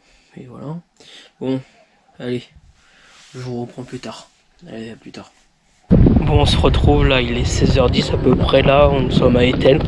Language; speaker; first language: French; native; French